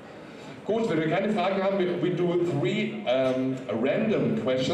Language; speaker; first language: German; native; German